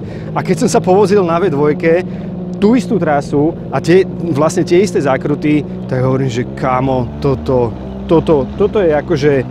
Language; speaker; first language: Slovak; native; Slovak